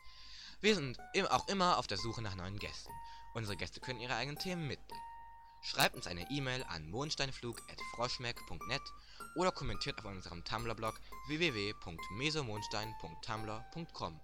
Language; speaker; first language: German; native; German